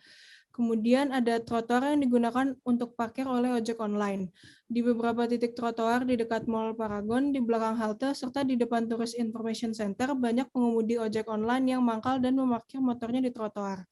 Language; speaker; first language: Indonesian; native; Indonesian